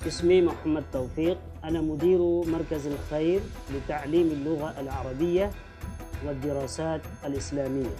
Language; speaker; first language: Arabic; non-native, fluent; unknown